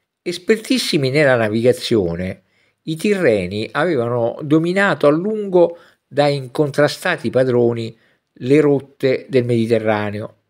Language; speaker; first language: Italian; native; Italian